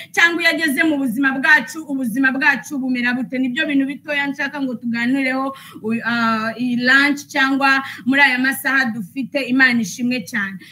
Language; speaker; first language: Kinyarwanda; early bilingual, heritage; Kinyarwanda